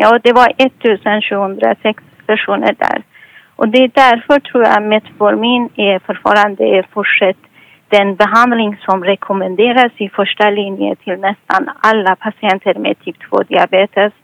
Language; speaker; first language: Swedish; non-native, fluent; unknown